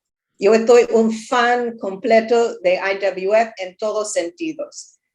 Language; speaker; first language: Spanish; non-native, learner; English